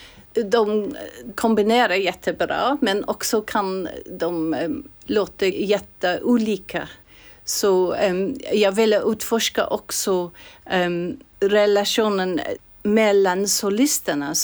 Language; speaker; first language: Swedish; non-native, fluent; English